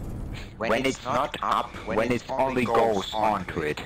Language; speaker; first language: English; non-native, learner; German